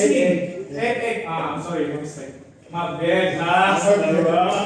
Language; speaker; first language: English; non-native, learner; Indonesian